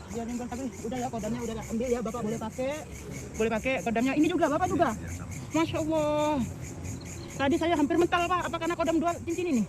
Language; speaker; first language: Indonesian; non-native, local second language; Madurese